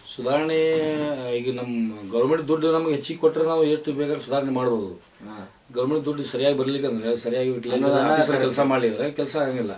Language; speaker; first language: Kannada; non-native, local second language; Urdu